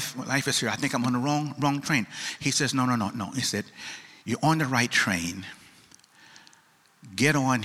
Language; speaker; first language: English; native; English